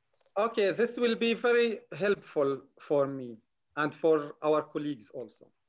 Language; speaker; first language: English; non-native, learner; Arabic